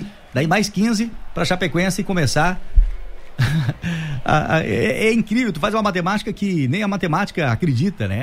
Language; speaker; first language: Portuguese; native; Portuguese